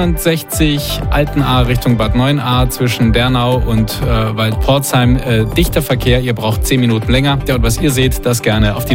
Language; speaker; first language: German; native; German